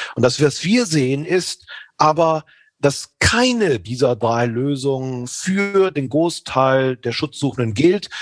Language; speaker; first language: German; native; German